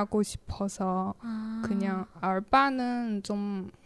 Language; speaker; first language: Korean; non-native, learner; Chinese